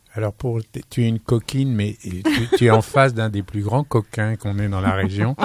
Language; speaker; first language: French; native; French